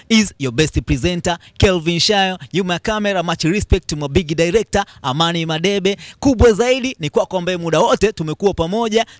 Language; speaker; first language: Swahili; native; Swahili